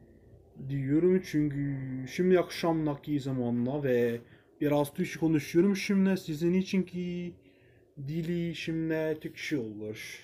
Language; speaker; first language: Turkish; non-native, learner; English